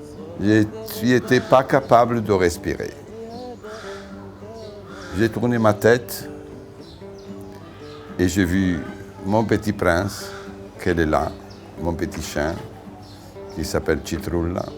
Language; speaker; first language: French; non-native, fluent; Italian